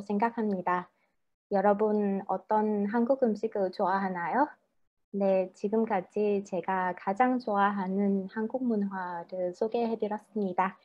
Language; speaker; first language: Korean; non-native, fluent; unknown